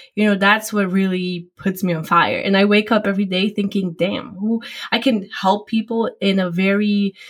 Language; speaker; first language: English; non-native, fluent; Polish